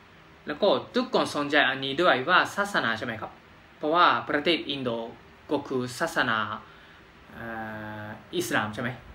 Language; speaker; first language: Thai; non-native, fluent; Japanese